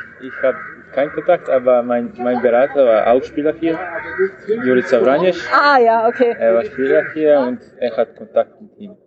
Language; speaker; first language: German; non-native, learner; Spanish